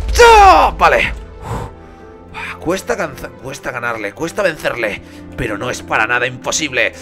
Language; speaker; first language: Spanish; native; Spanish